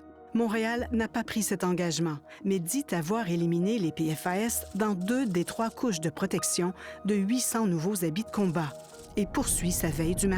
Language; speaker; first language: French; native; French